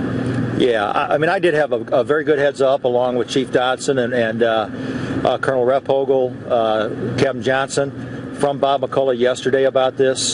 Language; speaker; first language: English; native; English